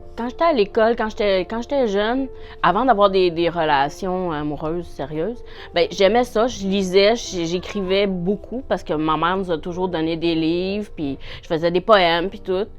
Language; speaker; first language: French; native; French